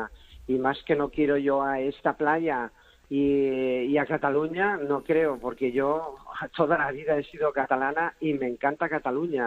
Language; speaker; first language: Spanish; native; Spanish